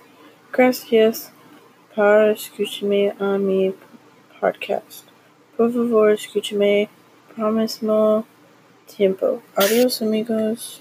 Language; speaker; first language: Spanish; non-native, learner; English